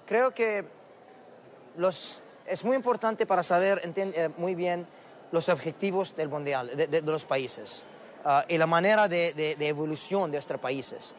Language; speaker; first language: Spanish; non-native, learner; Arabic